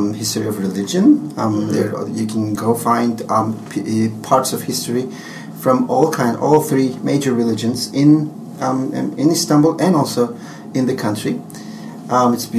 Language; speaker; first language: English; non-native, fluent; Turkish